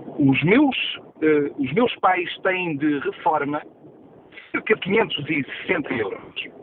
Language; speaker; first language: Portuguese; native; Portuguese